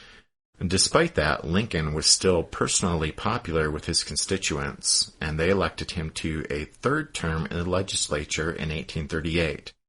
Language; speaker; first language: English; native; English